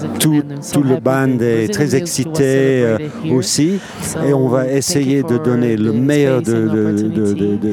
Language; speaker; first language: French; non-native, fluent; Portuguese